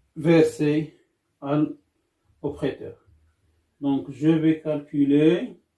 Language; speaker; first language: French; non-native, local second language; Arabic